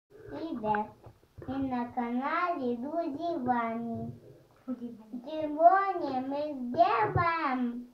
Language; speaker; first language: Russian; native; Russian